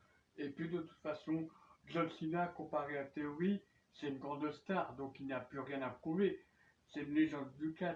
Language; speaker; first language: French; native; French